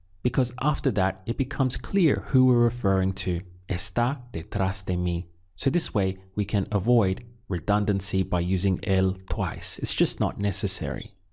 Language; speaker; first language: English; native; English